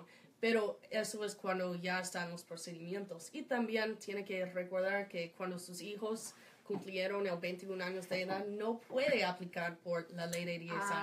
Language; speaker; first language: Spanish; non-native, fluent; English